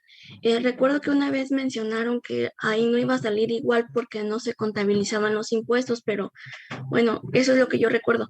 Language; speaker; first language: Spanish; native; Spanish